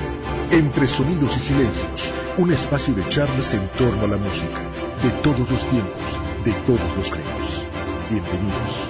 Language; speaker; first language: Spanish; native; Spanish